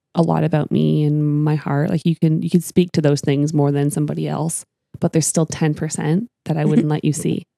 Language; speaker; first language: English; native; English